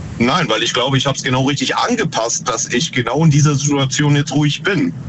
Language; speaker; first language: German; native; German